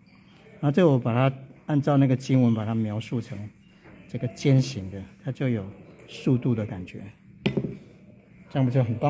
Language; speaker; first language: Chinese; native; Chinese